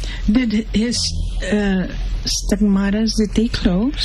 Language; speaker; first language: English; early bilingual, other home language; Spanish